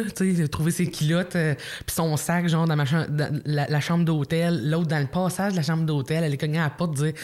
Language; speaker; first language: French; native; French